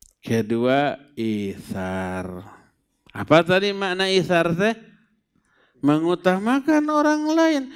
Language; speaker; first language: Indonesian; non-native, local second language; Sundanese